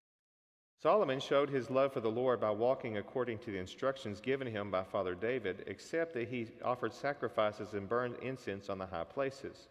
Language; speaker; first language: English; native; English